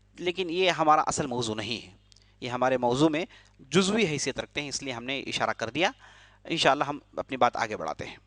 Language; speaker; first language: Urdu; native; Urdu